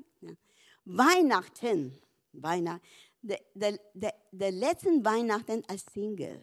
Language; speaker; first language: German; non-native, learner; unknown